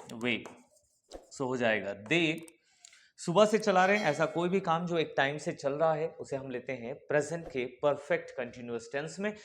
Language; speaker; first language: Hindi; native; Hindi